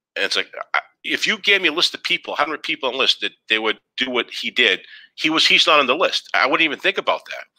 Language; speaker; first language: English; native; English